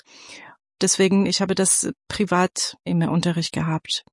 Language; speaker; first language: German; non-native, fluent; Persian